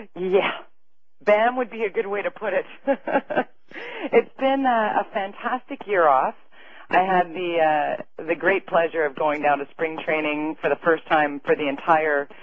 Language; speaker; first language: English; native; English